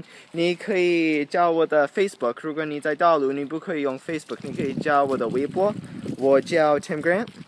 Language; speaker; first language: Chinese; non-native, learner; English